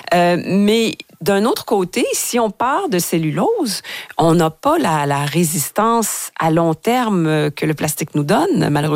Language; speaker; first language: French; native; French